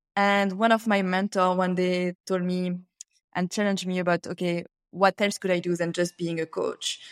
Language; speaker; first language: English; non-native, fluent; French